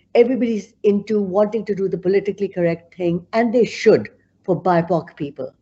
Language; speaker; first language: English; non-native, local second language; Punjabi